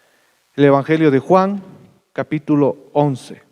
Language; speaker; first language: Spanish; native; Spanish